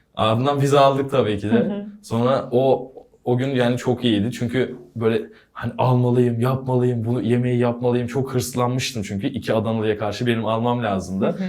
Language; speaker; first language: Turkish; native; Turkish